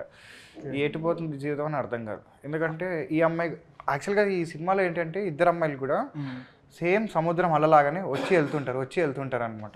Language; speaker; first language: Telugu; native; Telugu